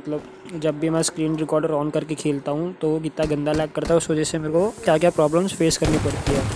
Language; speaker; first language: Hindi; native; Hindi